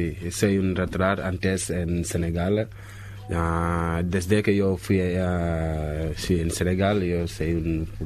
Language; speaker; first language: Spanish; non-native, learner; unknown